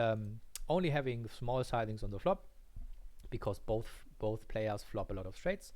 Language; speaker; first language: English; non-native, fluent; German